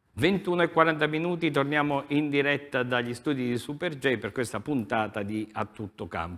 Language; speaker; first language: Italian; native; Italian